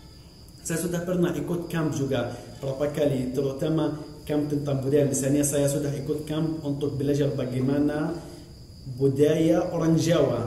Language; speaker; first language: Indonesian; non-native, fluent; Arabic